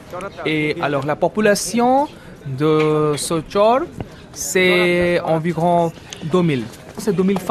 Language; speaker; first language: French; non-native, fluent; Bangla